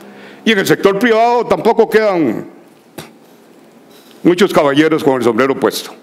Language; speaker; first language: Spanish; native; Spanish